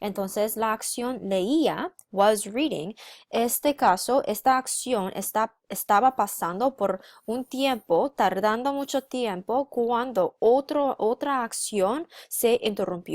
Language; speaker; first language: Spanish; non-native, fluent; English